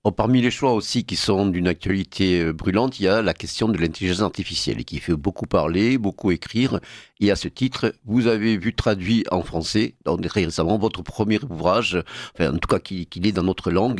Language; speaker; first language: French; native; French